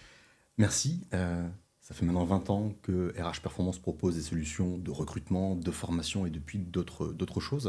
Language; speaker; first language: French; native; French